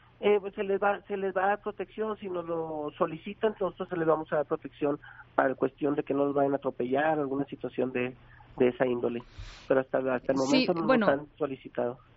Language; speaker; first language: Spanish; native; Spanish